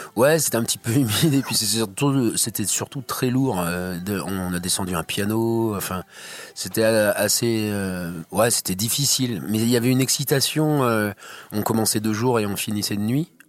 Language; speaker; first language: French; native; French